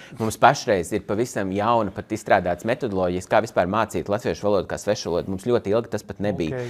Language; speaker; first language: Latvian; native; Latvian